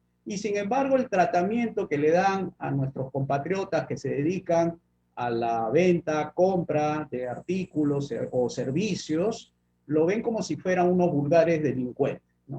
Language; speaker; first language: Spanish; native; Spanish